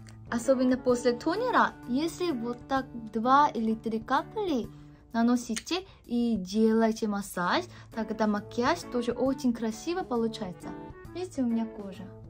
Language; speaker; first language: Russian; non-native, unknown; Korean